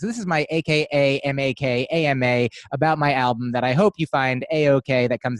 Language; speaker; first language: English; native; English